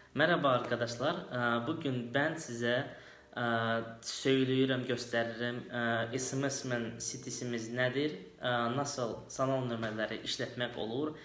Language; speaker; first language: Turkish; non-native, learner; Azerbaijani